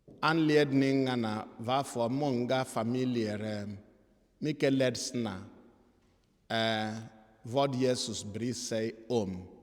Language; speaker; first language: Swedish; non-native, fluent; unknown